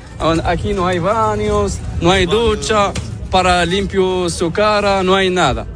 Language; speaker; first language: Spanish; non-native, learner; Arabic